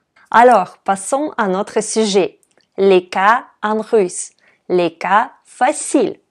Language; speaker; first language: French; non-native, fluent; Russian